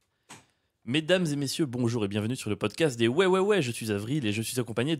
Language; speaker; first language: French; native; French